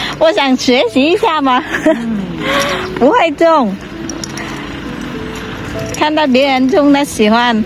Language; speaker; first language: Chinese; non-native, learner; Vietnamese